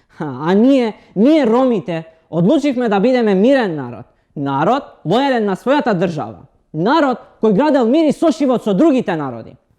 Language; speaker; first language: Macedonian; non-native, local second language; Romany